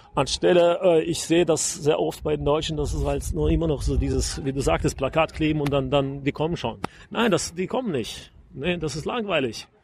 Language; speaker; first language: German; non-native, fluent; Russian